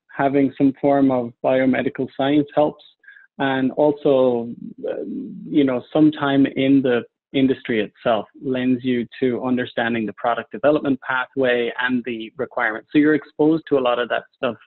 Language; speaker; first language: English; native; English